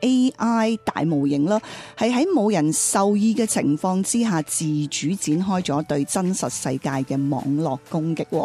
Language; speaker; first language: Chinese; non-native, local second language; Cantonese